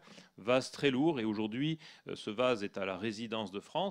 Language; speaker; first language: French; native; French